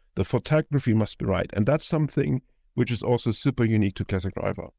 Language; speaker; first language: English; non-native, fluent; German